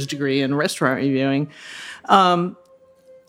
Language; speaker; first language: English; native; English